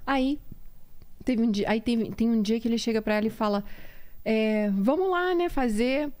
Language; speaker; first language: Portuguese; native; Portuguese